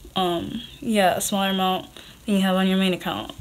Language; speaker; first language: English; native; English